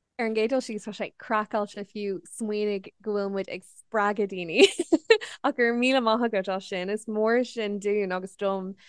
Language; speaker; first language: Irish; non-native, local second language; English